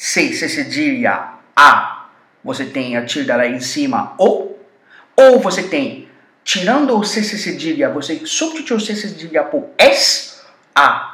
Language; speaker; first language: Portuguese; non-native, fluent; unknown